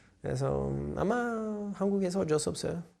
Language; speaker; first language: Korean; non-native, fluent; English